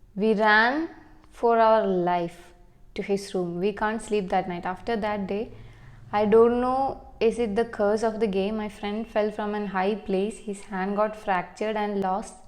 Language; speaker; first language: English; non-native, local second language; Malayalam